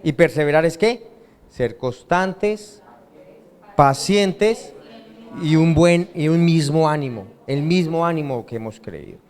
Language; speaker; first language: Spanish; native; Spanish